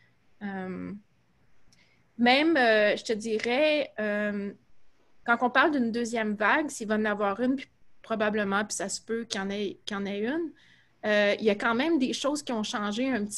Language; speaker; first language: French; native; French